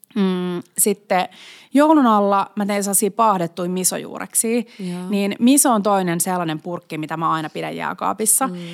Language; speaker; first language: Finnish; non-native, local second language; Swedish